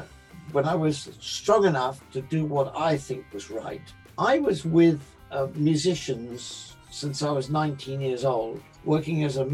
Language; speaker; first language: English; native; English